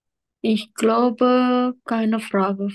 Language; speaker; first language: German; non-native, learner; Indonesian